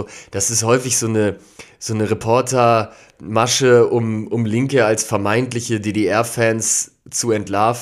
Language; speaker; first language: German; native; German